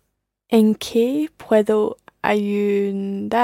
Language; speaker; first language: Spanish; non-native, learner; English